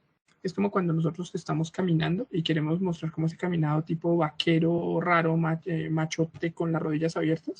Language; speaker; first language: Spanish; native; Spanish